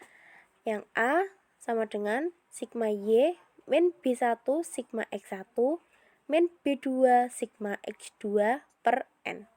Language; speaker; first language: Indonesian; native; Indonesian